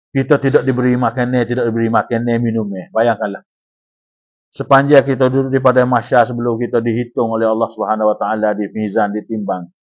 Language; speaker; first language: Malay; native; Malay